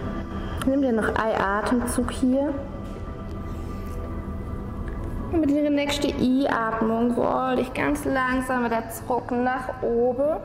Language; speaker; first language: German; non-native, fluent; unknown